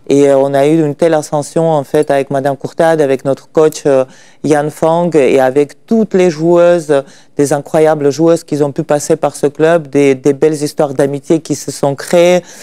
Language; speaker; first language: French; non-native, fluent; Russian